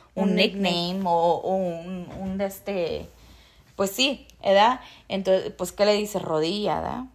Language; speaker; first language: Spanish; early bilingual, heritage; Spanish